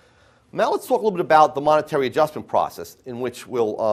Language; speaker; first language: English; native; English